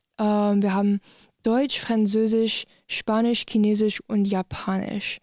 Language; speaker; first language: German; non-native, learner; English